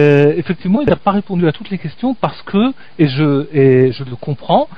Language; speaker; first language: French; native; French